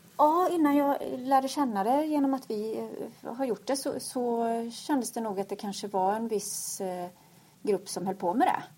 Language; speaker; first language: Swedish; native; Swedish